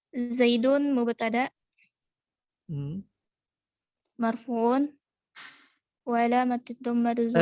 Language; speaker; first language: Arabic; non-native, learner; Indonesian